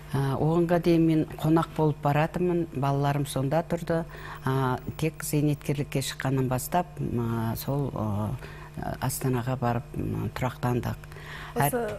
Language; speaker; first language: Russian; non-native, local second language; Kazakh